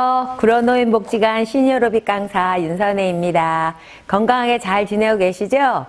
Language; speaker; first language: Korean; native; Korean